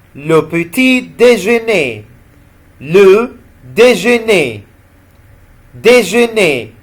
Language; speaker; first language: French; non-native, fluent; Arabic